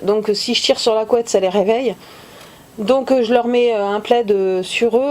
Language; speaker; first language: French; native; French